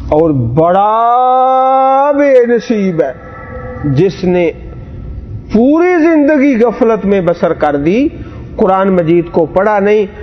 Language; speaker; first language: Urdu; non-native, local second language; Punjabi